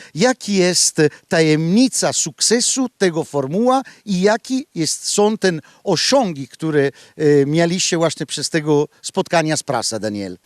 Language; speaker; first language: Polish; non-native, learner; Italian